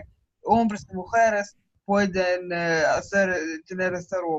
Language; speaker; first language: Spanish; non-native, learner; Russian